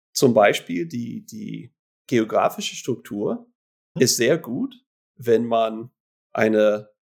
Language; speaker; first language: German; non-native, fluent; English